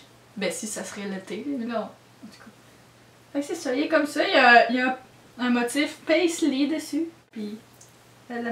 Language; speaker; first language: French; native; French